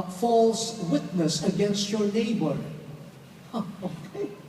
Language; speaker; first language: English; non-native, local second language; Filipino